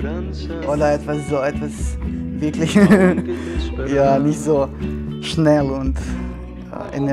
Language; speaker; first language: German; non-native, fluent; Serbian